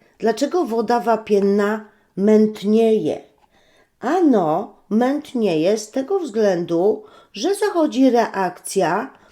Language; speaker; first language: Polish; native; Polish